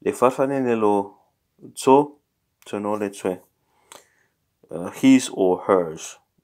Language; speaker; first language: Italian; non-native, learner; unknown